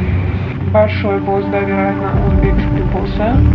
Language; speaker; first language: Russian; non-native, learner; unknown